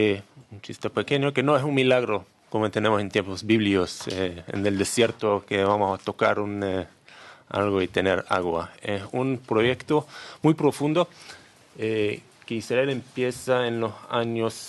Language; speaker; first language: Spanish; non-native, learner; Hebrew